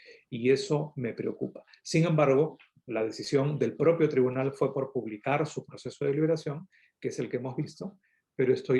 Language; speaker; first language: Spanish; native; Spanish